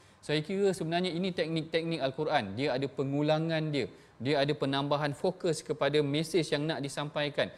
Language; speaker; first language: Malay; native; Malay